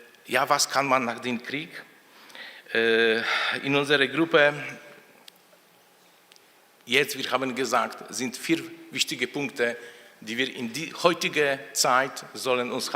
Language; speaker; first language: German; non-native, fluent; Polish